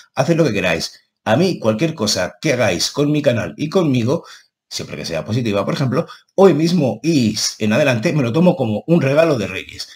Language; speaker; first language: Spanish; native; Spanish